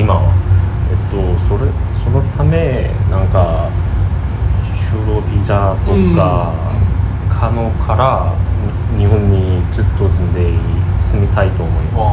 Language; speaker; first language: Japanese; non-native, learner; Korean